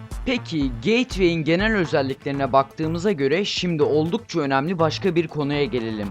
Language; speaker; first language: Turkish; native; Turkish